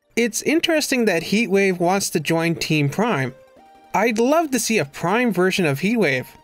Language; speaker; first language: English; native; English